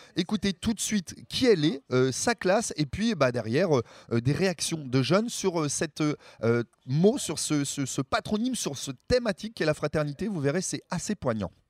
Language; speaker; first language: French; native; French